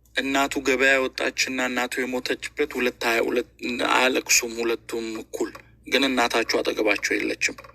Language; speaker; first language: Amharic; non-native, local second language; Oromo